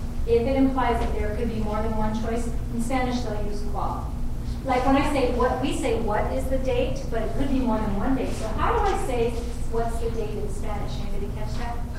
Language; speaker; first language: English; native; English